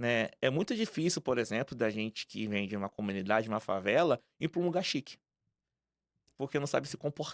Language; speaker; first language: Portuguese; native; Portuguese